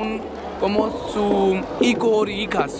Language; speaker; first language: Spanish; non-native, learner; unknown